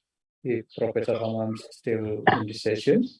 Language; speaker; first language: English; non-native, fluent; Indonesian